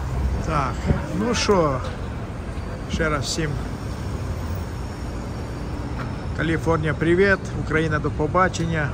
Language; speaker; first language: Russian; non-native, local second language; Ukrainian